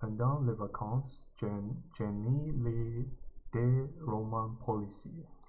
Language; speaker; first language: French; non-native, learner; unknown